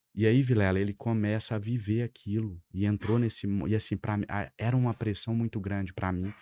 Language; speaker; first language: Portuguese; native; Portuguese